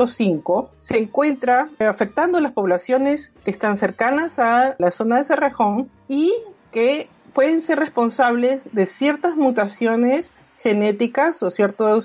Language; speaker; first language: Spanish; native; Spanish